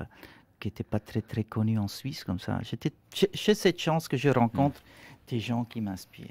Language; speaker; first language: French; non-native, local second language; Swiss German